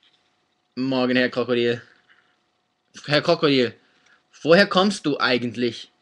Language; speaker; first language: German; non-native, fluent; English